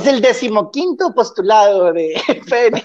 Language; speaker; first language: Spanish; native; Spanish